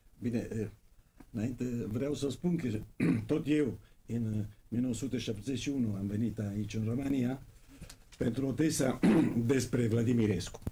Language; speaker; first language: Romanian; non-native, fluent; Italian